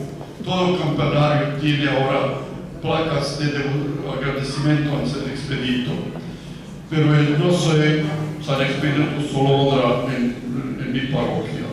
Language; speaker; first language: Spanish; non-native, fluent; Croatian